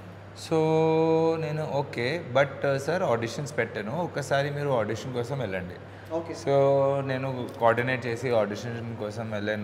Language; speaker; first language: Telugu; non-native, learner; Hindi